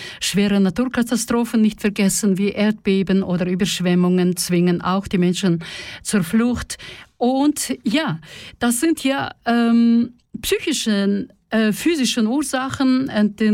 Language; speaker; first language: German; non-native, fluent; Russian